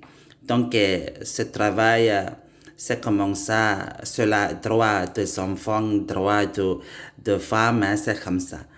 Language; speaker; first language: French; non-native, learner; Indonesian